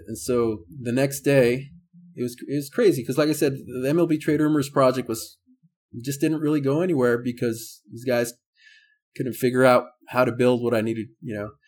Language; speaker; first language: English; native; English